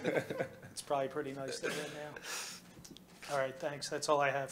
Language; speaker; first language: English; native; English